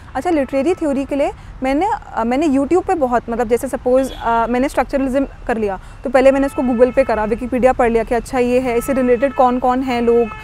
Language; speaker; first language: Hindi; native; Hindi